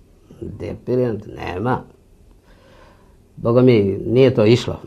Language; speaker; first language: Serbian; non-native, fluent; Malagasy